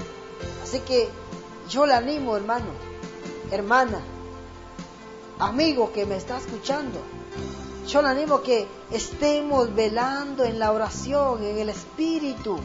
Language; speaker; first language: Spanish; native; Spanish